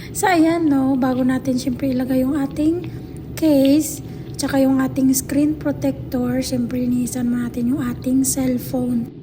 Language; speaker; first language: Filipino; non-native, local second language; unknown